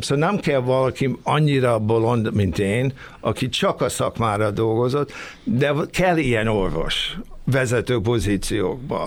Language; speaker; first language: Hungarian; early bilingual, other home language; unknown